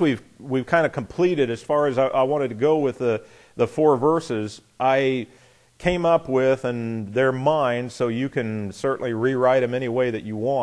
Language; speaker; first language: English; native; English